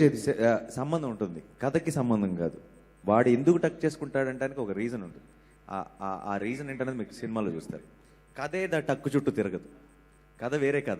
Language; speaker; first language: Telugu; native; Telugu